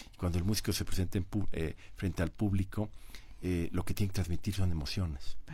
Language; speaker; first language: Spanish; native; Spanish